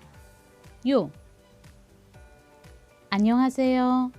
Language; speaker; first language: Korean; non-native, learner; Filipino